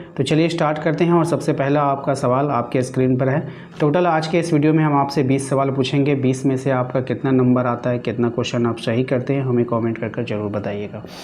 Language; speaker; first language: Hindi; native; Hindi